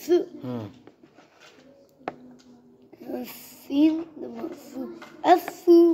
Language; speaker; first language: Arabic; non-native, learner; Urdu